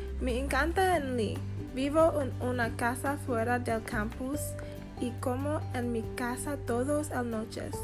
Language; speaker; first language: Spanish; non-native, learner; English